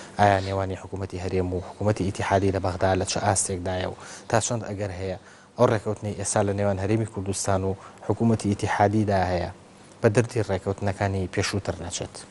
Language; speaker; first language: Central Kurdish; native; Central Kurdish